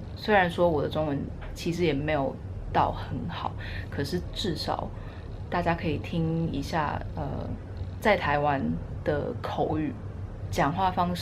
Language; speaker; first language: Chinese; early bilingual, heritage; Chinese